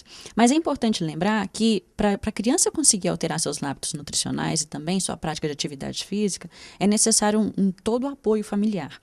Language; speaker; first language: Portuguese; native; Portuguese